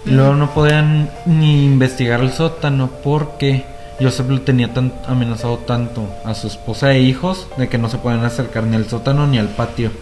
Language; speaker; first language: Spanish; native; Spanish